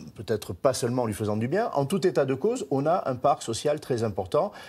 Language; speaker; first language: French; native; French